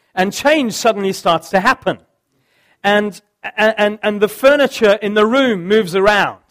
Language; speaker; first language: English; native; English